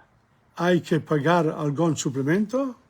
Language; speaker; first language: Spanish; non-native, learner; English